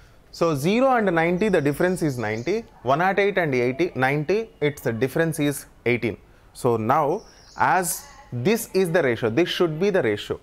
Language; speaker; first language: English; non-native, local second language; Telugu